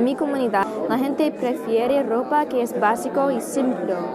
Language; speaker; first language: Spanish; non-native, fluent; English